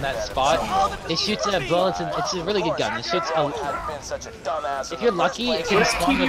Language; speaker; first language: English; native; English